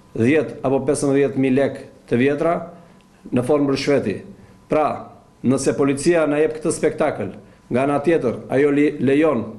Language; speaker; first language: Albanian; native; Albanian